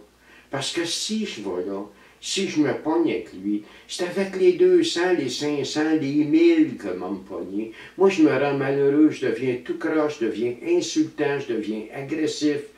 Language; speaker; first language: French; native; French